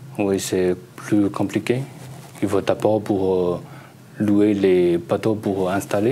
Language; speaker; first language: French; non-native, learner; Chinese